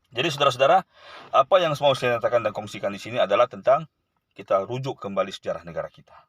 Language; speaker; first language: Malay; native; Malay